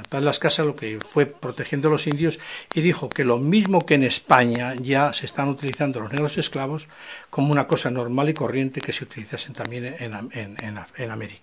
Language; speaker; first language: Spanish; native; Spanish